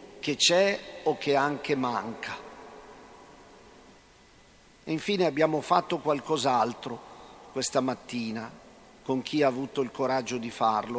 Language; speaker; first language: Italian; native; Italian